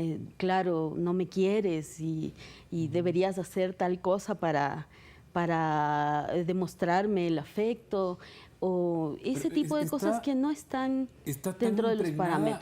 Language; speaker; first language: Spanish; native; Spanish